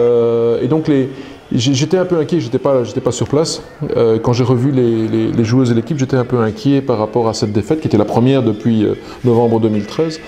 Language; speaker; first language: French; native; French